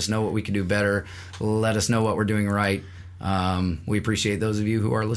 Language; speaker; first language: English; native; English